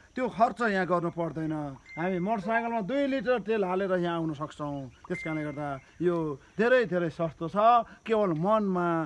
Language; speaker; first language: Nepali; native; Nepali